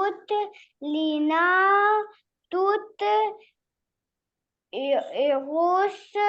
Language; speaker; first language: French; non-native, learner; Arabic